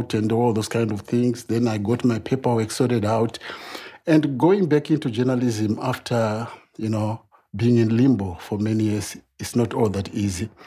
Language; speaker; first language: English; non-native, local second language; Shona